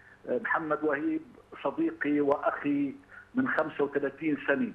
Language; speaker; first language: Arabic; native; Arabic